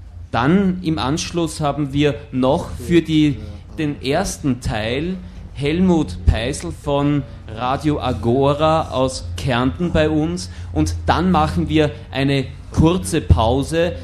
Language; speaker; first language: German; native; German